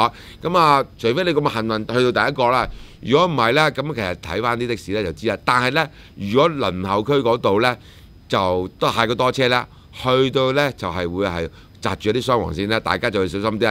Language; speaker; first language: Cantonese; native; Cantonese